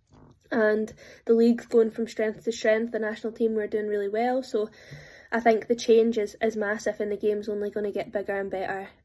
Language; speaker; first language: English; native; English